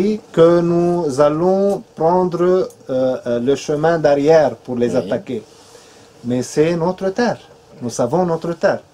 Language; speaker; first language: French; non-native, fluent; Arabic